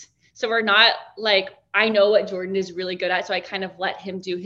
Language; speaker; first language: English; native; English